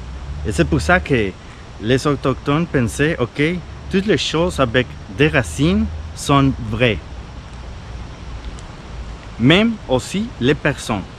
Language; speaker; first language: French; non-native, fluent; Spanish